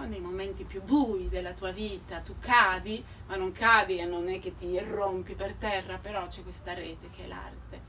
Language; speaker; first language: Italian; non-native, fluent; Spanish